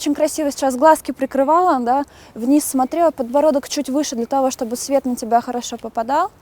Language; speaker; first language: Russian; native; Russian